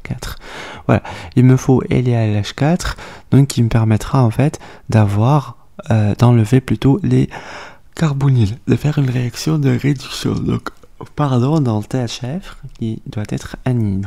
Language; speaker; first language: French; native; French